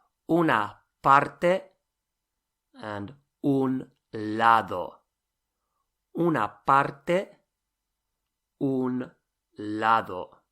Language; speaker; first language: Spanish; non-native, fluent; English